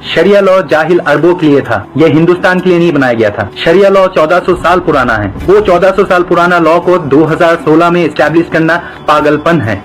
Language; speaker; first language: Hindi; non-native, fluent; Bangla